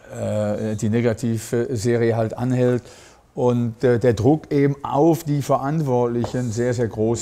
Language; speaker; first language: German; native; German